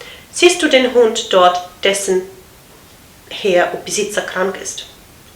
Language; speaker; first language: German; non-native, fluent; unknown